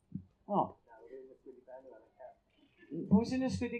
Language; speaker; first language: Welsh; native; Welsh